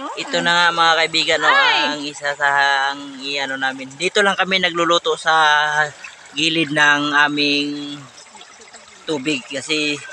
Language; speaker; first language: Filipino; non-native, local second language; Cebuano